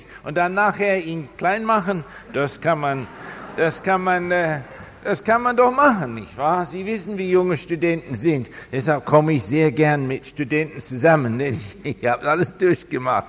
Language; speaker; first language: German; non-native, fluent; English